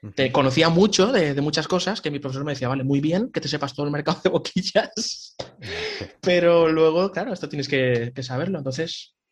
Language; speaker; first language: Spanish; native; Spanish